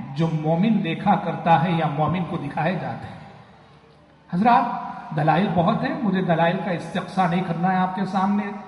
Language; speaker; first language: Urdu; native; Urdu